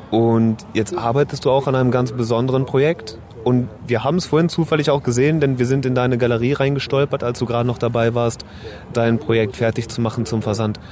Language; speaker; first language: German; native; German